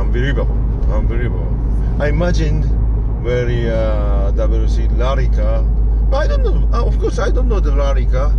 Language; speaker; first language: English; non-native, learner; Japanese